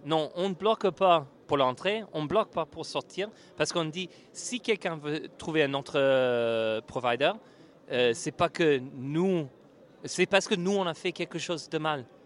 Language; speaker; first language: French; non-native, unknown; English